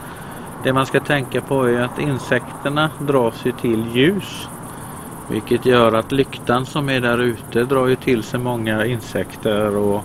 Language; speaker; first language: Swedish; native; Swedish